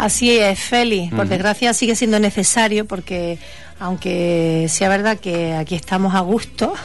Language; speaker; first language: Spanish; native; Spanish